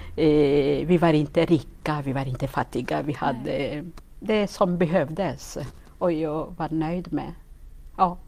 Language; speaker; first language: Swedish; non-native, fluent; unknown